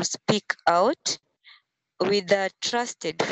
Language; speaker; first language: English; non-native, local second language; Luo (Kenya and Tanzania)